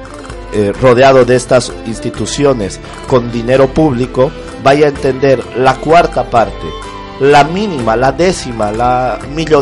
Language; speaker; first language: Spanish; native; Spanish